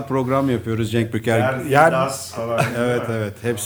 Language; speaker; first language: Turkish; native; Turkish